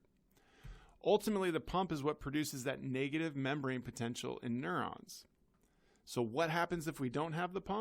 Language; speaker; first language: English; native; English